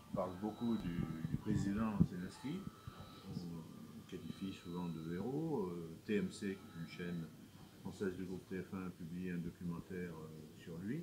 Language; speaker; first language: French; native; French